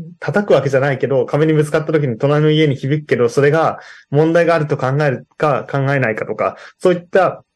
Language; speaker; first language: Japanese; native; Japanese